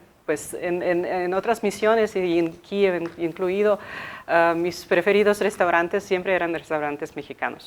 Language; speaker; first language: Spanish; non-native, fluent; Ukrainian